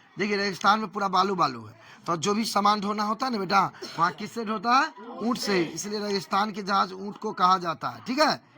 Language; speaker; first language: Hindi; native; Hindi